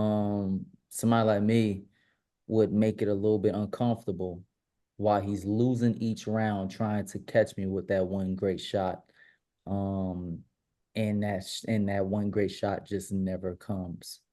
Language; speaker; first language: English; native; English